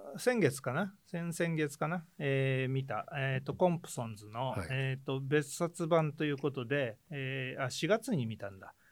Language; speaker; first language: Japanese; native; Japanese